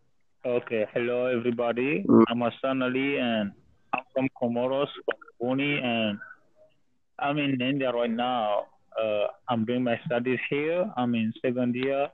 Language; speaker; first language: English; non-native, learner; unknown